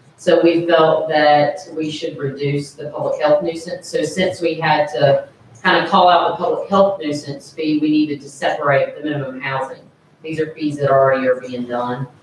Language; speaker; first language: English; native; English